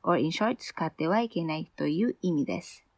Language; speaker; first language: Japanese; non-native, fluent; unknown